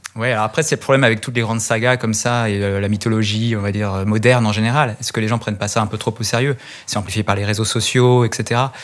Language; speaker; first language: French; native; French